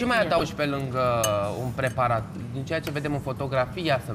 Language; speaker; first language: Romanian; native; Romanian